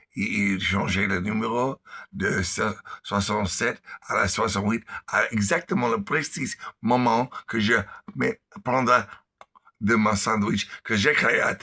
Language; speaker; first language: French; non-native, learner; English